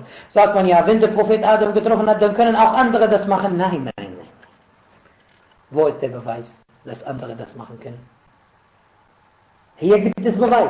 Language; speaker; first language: German; non-native, fluent; Arabic